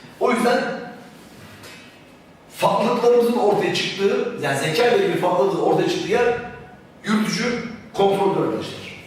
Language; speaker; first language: Turkish; native; Turkish